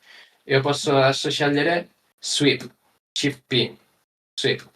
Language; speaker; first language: Italian; non-native, learner; Spanish